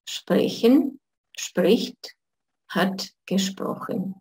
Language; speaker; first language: German; non-native, fluent; Russian